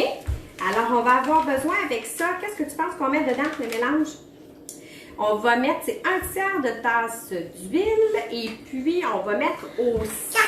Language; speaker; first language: French; native; French